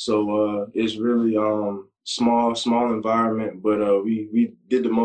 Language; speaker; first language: English; native; English